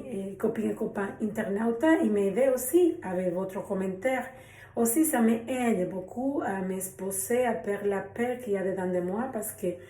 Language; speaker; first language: French; non-native, learner; Spanish